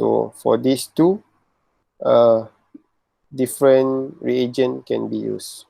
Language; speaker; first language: English; non-native, local second language; Malay